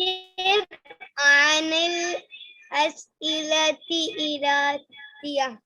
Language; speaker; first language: Arabic; non-native, learner; Urdu